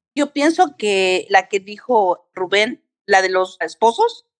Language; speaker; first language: Spanish; early bilingual, heritage; Spanish